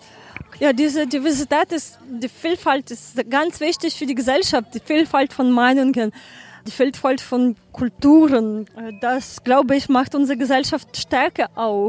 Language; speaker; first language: German; non-native, learner; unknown